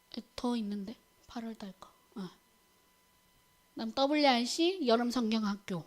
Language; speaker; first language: Korean; native; Korean